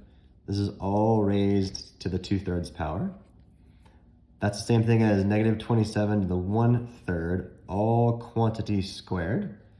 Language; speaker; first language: English; native; English